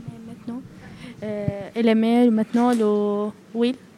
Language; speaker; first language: French; non-native, learner; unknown